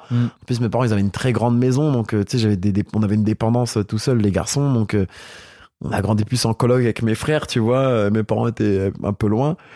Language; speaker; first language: French; early bilingual, other home language; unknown